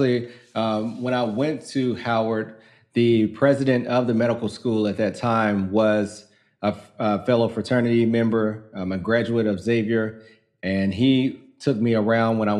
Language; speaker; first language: English; native; English